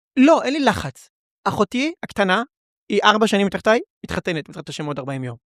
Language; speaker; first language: Hebrew; early bilingual, other home language; Russian